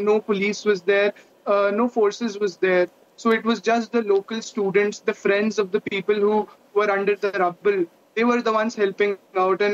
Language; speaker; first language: English; non-native, local second language; Hindi